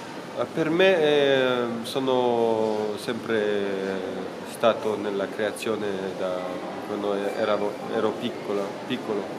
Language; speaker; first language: Italian; non-native, fluent; French